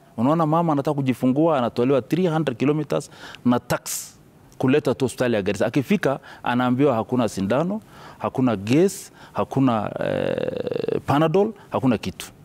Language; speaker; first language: Swahili; non-native, local second language; Somali